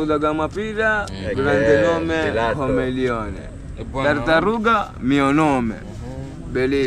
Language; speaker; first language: Italian; non-native, learner; Swahili